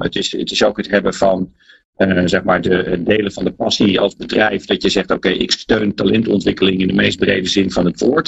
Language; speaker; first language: Dutch; native; Dutch